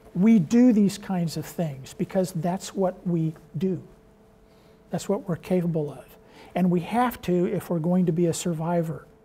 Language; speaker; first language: English; native; English